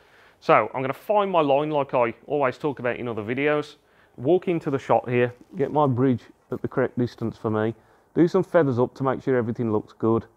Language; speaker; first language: English; native; English